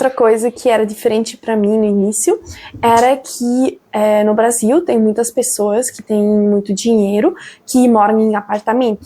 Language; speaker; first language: Portuguese; non-native, fluent; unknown